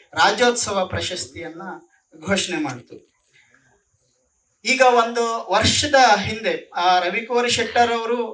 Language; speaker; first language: Kannada; native; Kannada